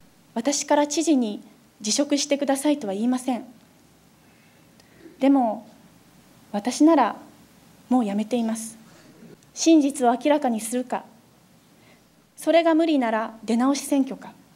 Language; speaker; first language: Japanese; native; Japanese